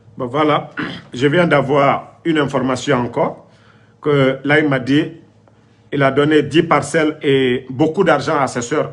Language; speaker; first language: French; non-native, local second language; Mandingo